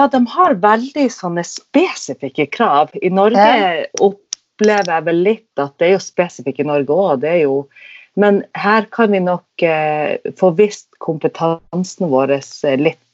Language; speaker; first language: Norwegian; native; Norwegian